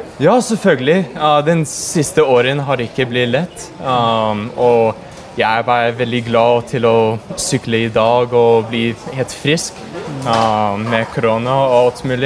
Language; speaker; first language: Norwegian; early bilingual, heritage; English